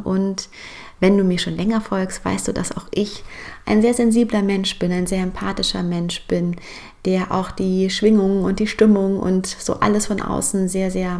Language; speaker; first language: German; native; German